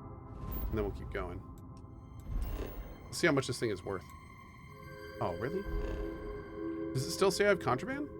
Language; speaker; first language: English; native; English